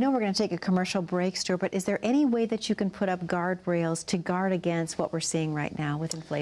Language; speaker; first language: English; native; English